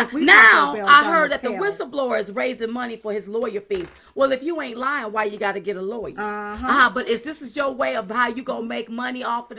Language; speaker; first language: English; native; English